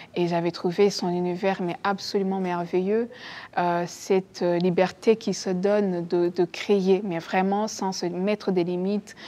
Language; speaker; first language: French; non-native, local second language; Kinyarwanda